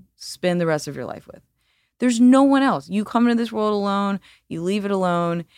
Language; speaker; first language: English; native; English